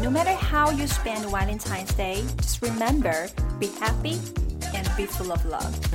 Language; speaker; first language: English; non-native, fluent; Chinese